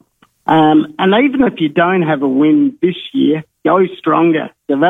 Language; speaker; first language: English; native; English